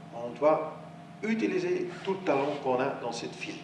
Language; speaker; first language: French; non-native, local second language; Dutch